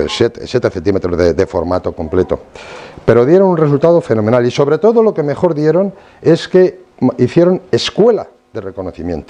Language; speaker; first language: Spanish; native; Spanish